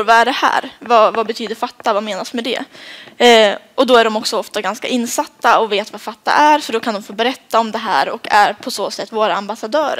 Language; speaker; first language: Swedish; native; Swedish